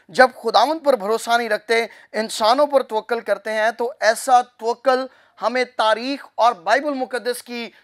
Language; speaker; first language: Urdu; non-native, local second language; Punjabi